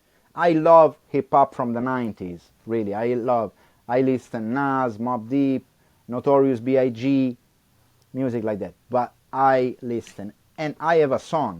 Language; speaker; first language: English; non-native, learner; Italian